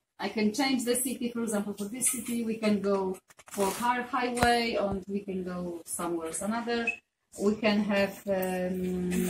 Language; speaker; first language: English; non-native, fluent; Polish